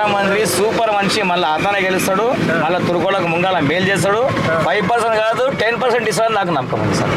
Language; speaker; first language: Telugu; non-native, local second language; Urdu